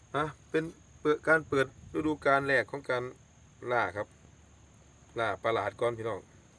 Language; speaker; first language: Thai; native; Thai